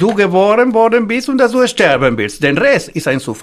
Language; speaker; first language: German; non-native, fluent; Spanish